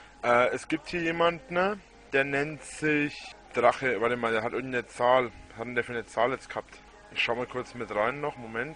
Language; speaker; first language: German; native; German